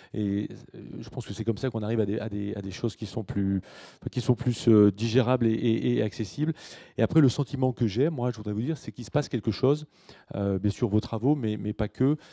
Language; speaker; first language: French; native; French